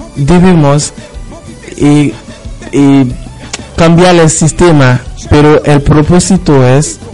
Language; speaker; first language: Spanish; non-native, learner; Haitian Creole